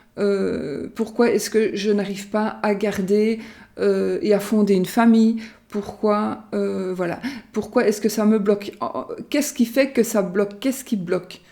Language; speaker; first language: French; native; French